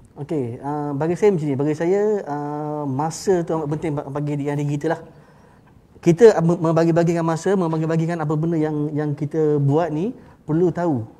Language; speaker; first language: Malay; native; Malay